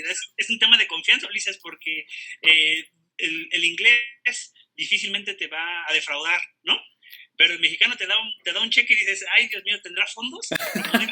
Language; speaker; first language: Spanish; native; Spanish